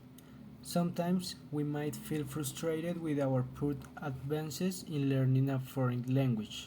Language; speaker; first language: English; non-native, learner; Spanish